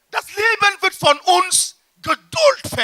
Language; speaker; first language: German; non-native, fluent; French